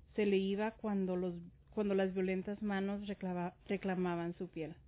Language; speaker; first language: Spanish; native; Spanish